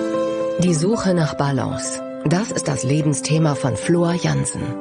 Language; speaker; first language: German; native; German